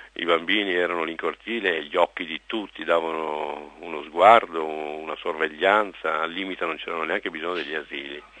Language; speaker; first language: Italian; native; Italian